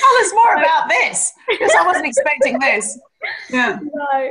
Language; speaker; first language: English; native; English